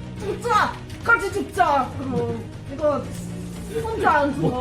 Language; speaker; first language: Korean; non-native, learner; Polish